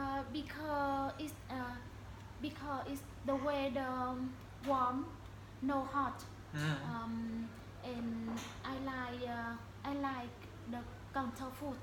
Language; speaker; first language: English; non-native, learner; Vietnamese